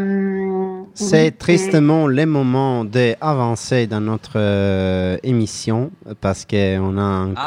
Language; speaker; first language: French; non-native, fluent; Italian